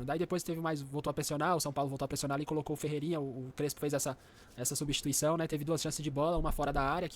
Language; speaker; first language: Portuguese; native; Portuguese